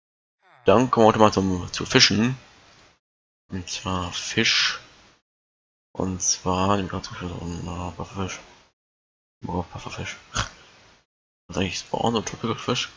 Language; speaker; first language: German; native; German